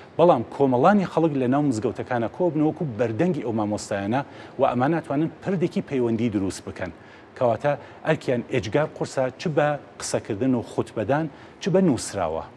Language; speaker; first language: Central Kurdish; native; Central Kurdish